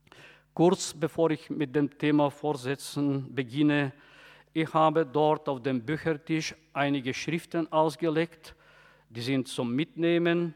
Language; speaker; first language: German; non-native, fluent; Bulgarian